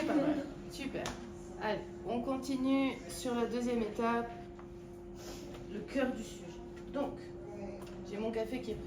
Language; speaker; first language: French; native; French